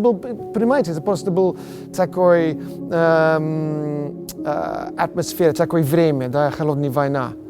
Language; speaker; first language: Russian; non-native, learner; English